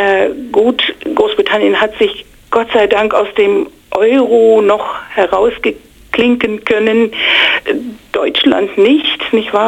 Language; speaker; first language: German; non-native, fluent; English